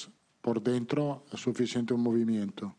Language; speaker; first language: Portuguese; non-native, learner; Italian